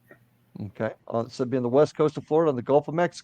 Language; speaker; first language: English; native; English